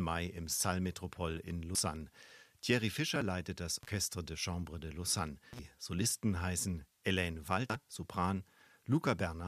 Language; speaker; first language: German; native; German